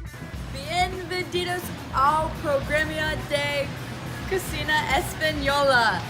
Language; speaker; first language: Spanish; non-native, learner; English